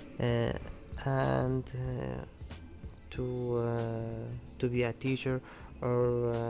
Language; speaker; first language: English; non-native, learner; Arabic